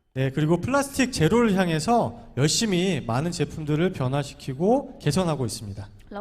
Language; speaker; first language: Korean; native; Korean